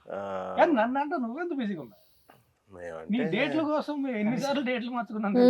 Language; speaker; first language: Telugu; native; Telugu